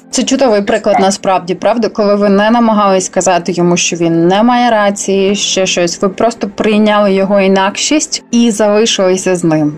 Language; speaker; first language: Ukrainian; native; Ukrainian